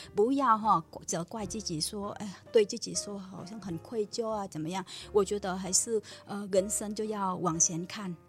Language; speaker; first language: Chinese; non-native, fluent; Vietnamese